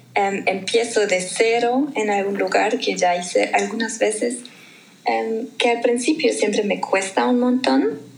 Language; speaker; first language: Spanish; non-native, fluent; German